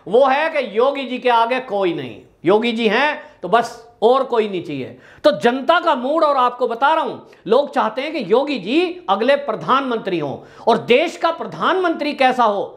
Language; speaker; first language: Hindi; native; Hindi